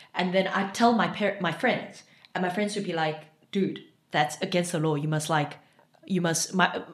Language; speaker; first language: English; non-native, local second language; Xhosa